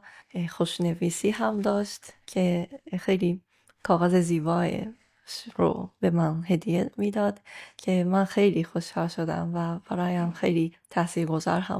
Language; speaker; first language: Persian; non-native, fluent; Japanese